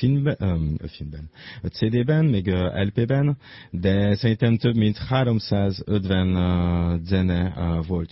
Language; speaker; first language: Hungarian; non-native, learner; French